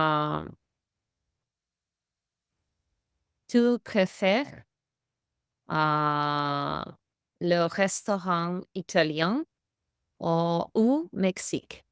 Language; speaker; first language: French; non-native, learner; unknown